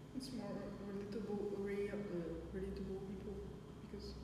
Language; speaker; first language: English; non-native, learner; French